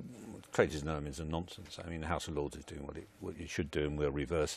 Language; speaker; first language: English; native; English